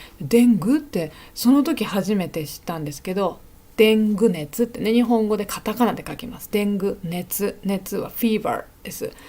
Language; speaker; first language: Japanese; native; Japanese